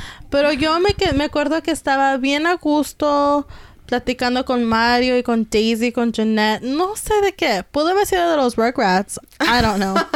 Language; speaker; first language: Spanish; early bilingual, heritage; Spanish